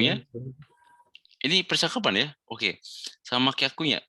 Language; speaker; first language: Indonesian; native; Indonesian